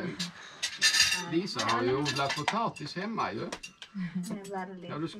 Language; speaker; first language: Swedish; native; Swedish